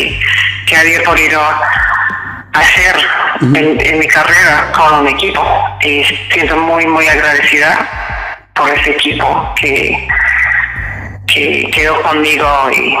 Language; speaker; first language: Spanish; non-native, fluent; English